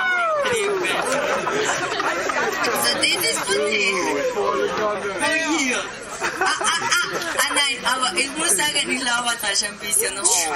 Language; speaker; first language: German; non-native, learner; Spanish